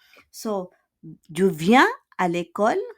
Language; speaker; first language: French; non-native, fluent; Filipino